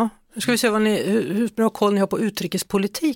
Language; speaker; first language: Swedish; native; Swedish